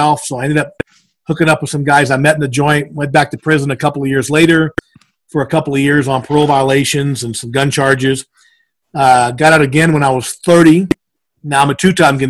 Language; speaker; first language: English; native; English